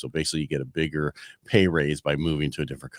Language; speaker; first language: English; native; English